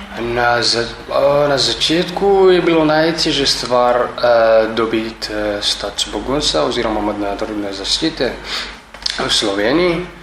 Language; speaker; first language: Slovenian; non-native, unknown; Tigrinya